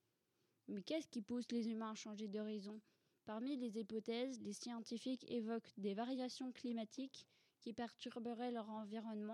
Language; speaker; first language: French; native; French